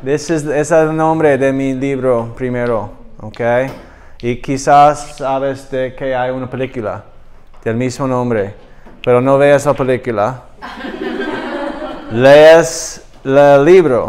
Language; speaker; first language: Spanish; non-native, learner; English